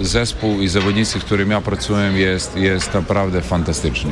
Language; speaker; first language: Polish; non-native, learner; Serbian